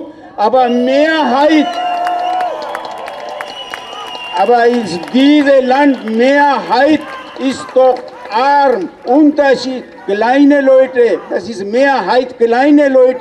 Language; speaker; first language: German; non-native, learner; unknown